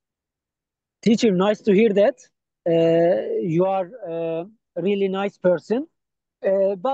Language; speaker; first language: English; non-native, learner; Turkish